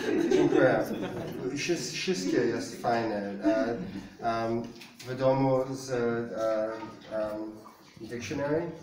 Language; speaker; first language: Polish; non-native, learner; English